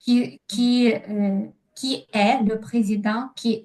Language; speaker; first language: French; non-native, learner; Ukrainian